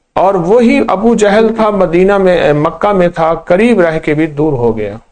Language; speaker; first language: Urdu; native; Urdu